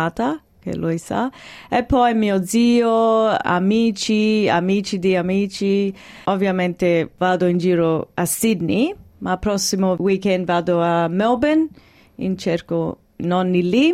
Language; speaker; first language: Italian; early bilingual, heritage; English